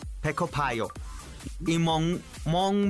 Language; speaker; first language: Korean; non-native, learner; Spanish